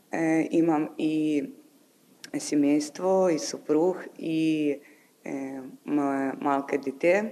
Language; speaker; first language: Bulgarian; non-native, learner; Ukrainian